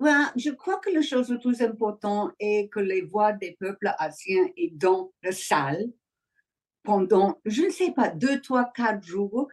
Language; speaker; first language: French; non-native, learner; English